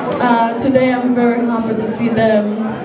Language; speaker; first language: English; non-native, learner; Portuguese